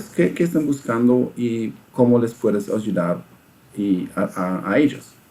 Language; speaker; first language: Spanish; non-native, fluent; German